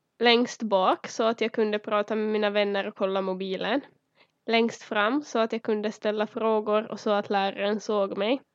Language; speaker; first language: Swedish; early bilingual, other home language; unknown